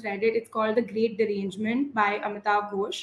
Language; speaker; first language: English; non-native, local second language; Gujarati